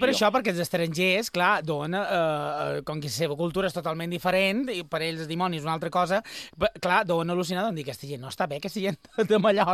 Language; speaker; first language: Catalan; native; Catalan